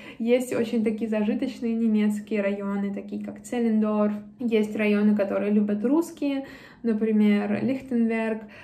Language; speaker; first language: Russian; native; Russian